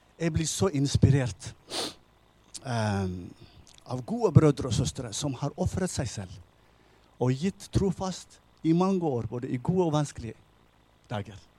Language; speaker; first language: Norwegian; non-native, fluent; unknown